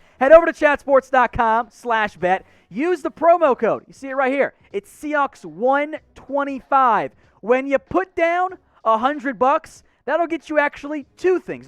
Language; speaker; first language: English; native; English